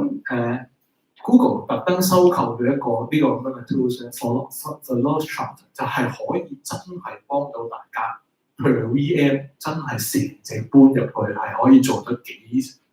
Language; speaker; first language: Chinese; native; Chinese